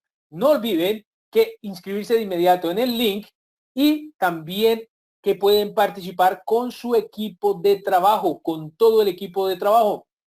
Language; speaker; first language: Spanish; native; Spanish